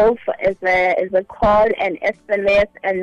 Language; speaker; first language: English; non-native, local second language; Southern Sotho